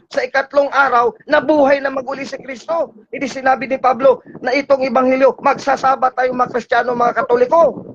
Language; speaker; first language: Filipino; non-native, local second language; Cebuano